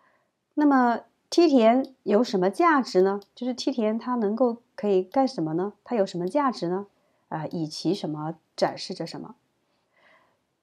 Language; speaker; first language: Chinese; native; Chinese